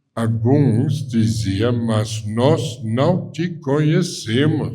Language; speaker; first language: Portuguese; non-native, fluent; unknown